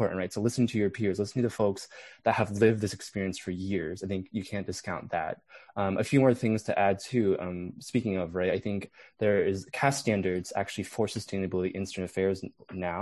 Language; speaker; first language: English; native; English